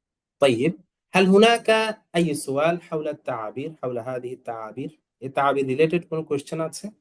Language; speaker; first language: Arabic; non-native, fluent; Bangla